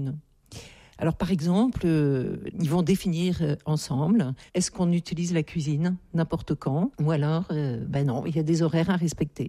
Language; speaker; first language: French; native; French